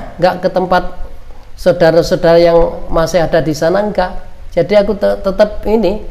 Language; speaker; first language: Indonesian; non-native, local second language; Javanese